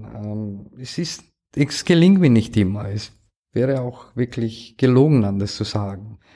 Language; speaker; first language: German; non-native, fluent; Romanian